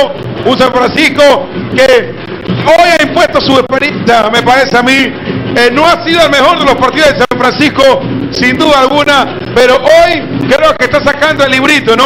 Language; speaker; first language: Spanish; native; Spanish